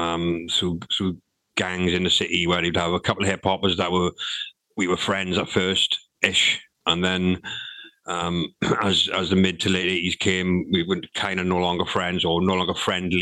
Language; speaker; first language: English; native; English